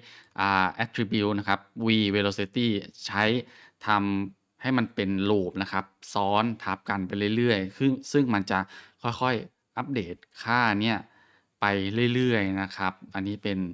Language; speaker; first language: Thai; native; Thai